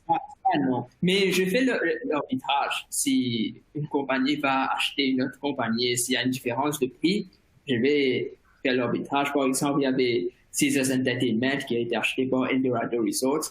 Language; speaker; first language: French; non-native, fluent; Morisyen